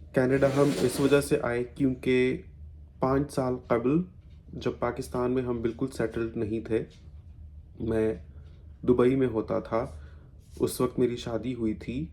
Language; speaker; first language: Urdu; native; Urdu